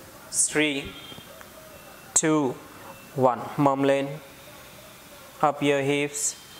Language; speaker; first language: English; non-native, local second language; Hindi